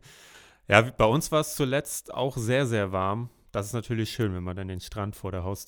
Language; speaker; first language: German; native; German